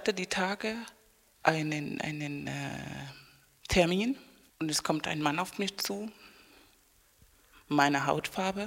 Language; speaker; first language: German; non-native, fluent; Spanish